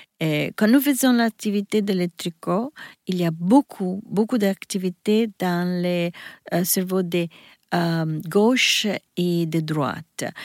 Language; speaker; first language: French; non-native, learner; Italian